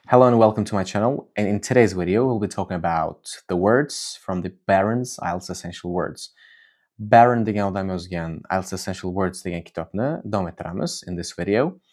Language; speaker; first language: English; non-native, fluent; Uzbek